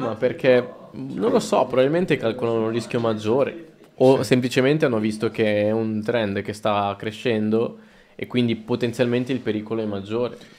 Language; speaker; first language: Italian; early bilingual, other home language; Spanish